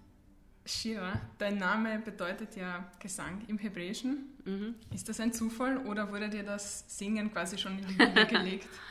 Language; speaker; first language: German; native; German